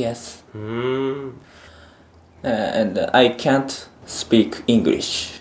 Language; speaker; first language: English; non-native, learner; Japanese